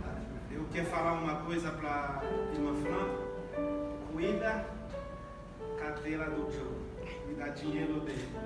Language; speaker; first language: Portuguese; non-native, learner; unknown